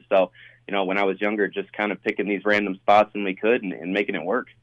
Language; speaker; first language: English; native; English